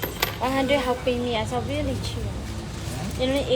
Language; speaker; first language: English; non-native, learner; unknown